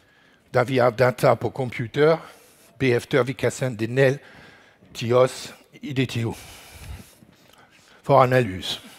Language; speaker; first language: Danish; non-native, learner; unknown